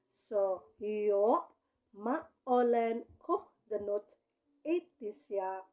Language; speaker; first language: Finnish; non-native, learner; Cebuano